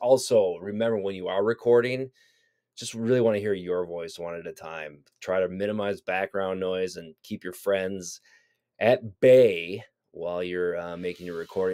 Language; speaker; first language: English; native; English